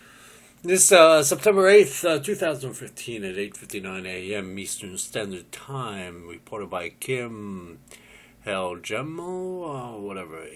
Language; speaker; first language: English; native; English